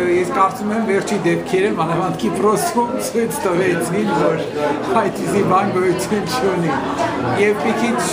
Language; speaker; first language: Armenian; native; Armenian